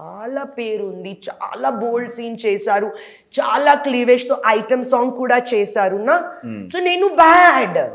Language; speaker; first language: Telugu; non-native, learner; Hindi